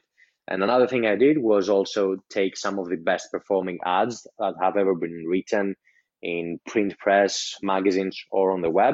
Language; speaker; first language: English; non-native, fluent; Greek